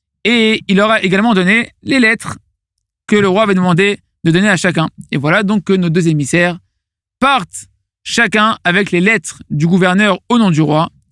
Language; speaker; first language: French; native; French